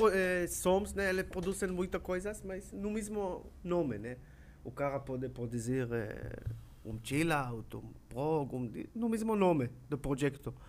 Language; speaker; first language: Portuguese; non-native, learner; Hebrew